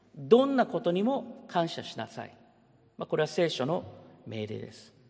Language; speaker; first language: Japanese; early bilingual, heritage; Japanese